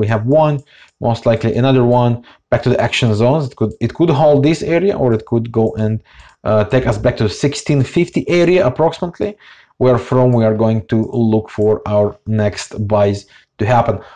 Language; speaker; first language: English; non-native, fluent; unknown